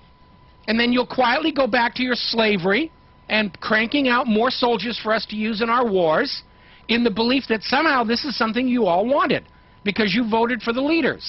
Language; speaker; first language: English; native; English